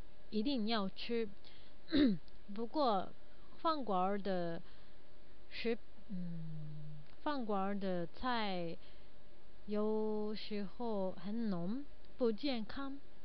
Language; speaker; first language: Chinese; non-native, learner; Japanese